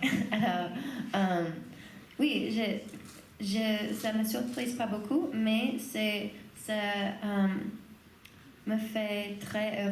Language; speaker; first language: French; non-native, learner; English